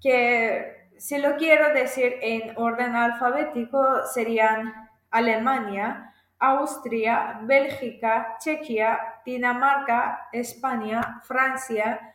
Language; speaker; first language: Spanish; non-native, fluent; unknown